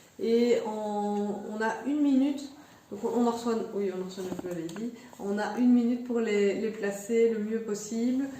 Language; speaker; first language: French; native; French